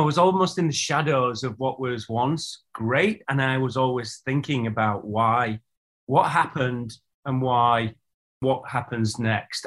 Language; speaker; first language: English; native; English